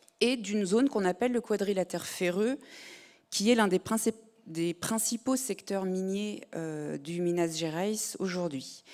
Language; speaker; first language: French; native; French